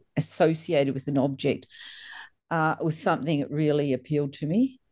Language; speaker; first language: English; native; English